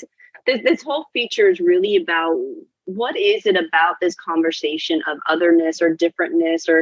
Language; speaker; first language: English; native; English